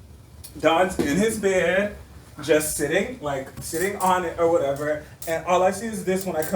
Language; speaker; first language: English; native; English